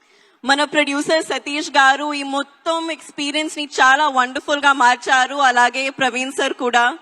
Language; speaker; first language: Telugu; non-native, fluent; Hindi